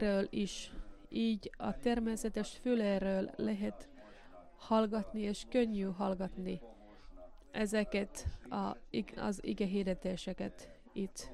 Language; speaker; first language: Hungarian; non-native, learner; Finnish